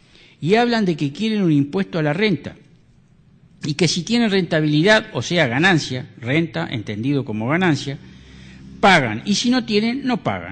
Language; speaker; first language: Spanish; native; Spanish